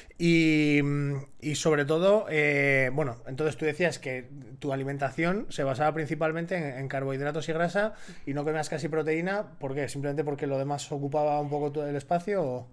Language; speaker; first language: Spanish; native; Spanish